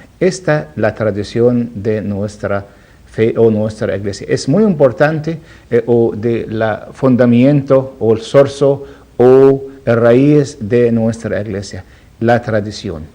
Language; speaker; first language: Spanish; non-native, learner; Arabic